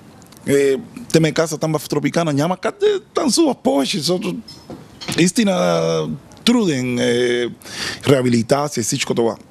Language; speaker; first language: Bulgarian; non-native, learner; Spanish